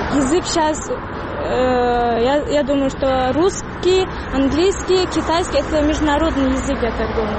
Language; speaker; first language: Russian; non-native, local second language; Tajik